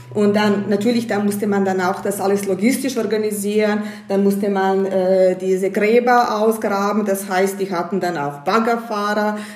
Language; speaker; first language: German; non-native, fluent; Bosnian